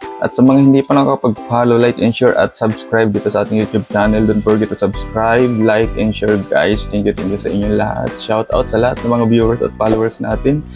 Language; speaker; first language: Filipino; non-native, local second language; Bikol